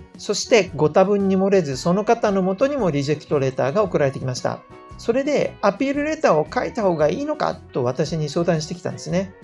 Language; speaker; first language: Japanese; native; Japanese